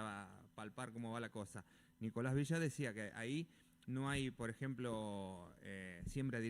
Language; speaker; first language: Spanish; native; Spanish